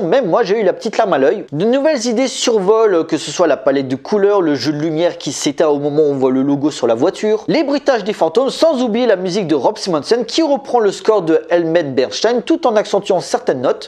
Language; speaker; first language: French; native; French